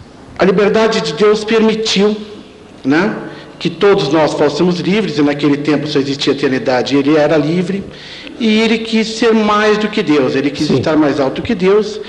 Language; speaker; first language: Portuguese; native; Portuguese